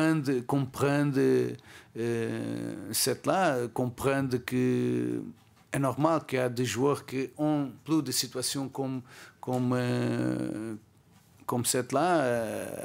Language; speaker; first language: French; non-native, learner; Portuguese